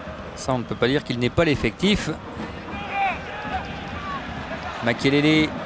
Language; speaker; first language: French; native; French